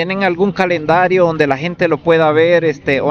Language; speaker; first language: Spanish; native; Spanish